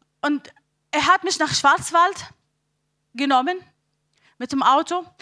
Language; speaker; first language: German; non-native, learner; Arabic